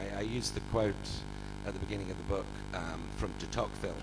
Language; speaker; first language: English; native; English